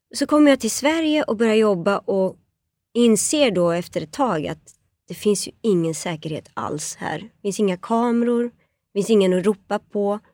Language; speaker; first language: Swedish; early bilingual, other home language; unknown